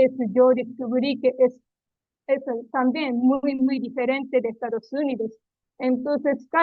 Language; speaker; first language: Spanish; non-native, learner; Japanese